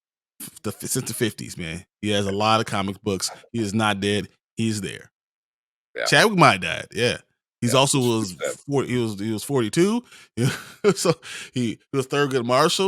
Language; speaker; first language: English; native; English